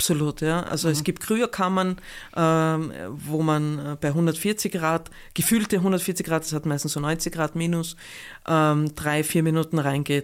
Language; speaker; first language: German; native; German